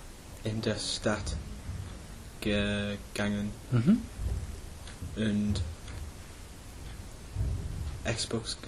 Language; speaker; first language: German; non-native, learner; English